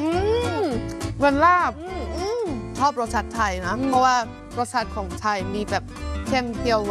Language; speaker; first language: Thai; non-native, fluent; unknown